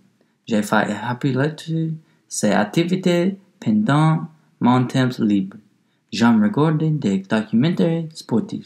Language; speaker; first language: French; non-native, learner; English